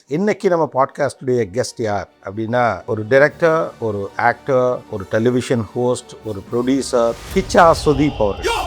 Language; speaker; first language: Tamil; native; Tamil